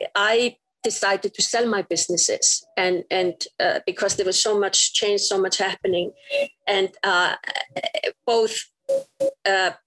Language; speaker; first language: English; non-native, fluent; Icelandic